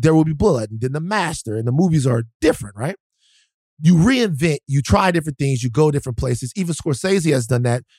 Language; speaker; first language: English; native; English